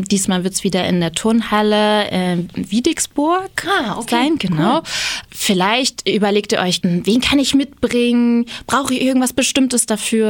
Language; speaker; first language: German; native; German